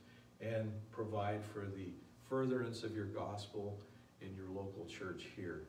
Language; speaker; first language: English; native; English